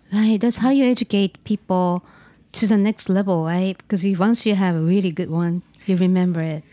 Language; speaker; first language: English; non-native, fluent; Japanese